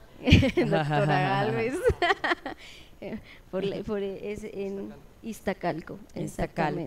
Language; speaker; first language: Spanish; native; Spanish